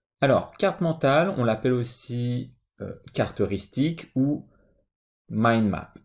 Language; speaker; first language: French; native; French